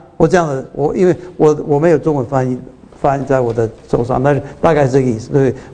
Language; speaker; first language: Chinese; early bilingual, heritage; Chinese